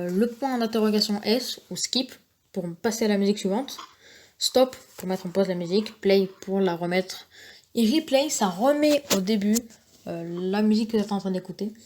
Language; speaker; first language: French; native; French